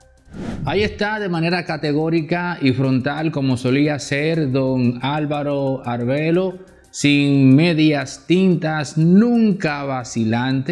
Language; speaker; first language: Spanish; native; Spanish